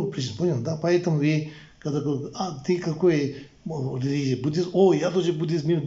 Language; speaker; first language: Russian; non-native, learner; Tibetan